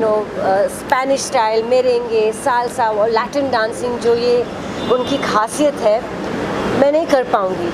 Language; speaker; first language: Hindi; native; Hindi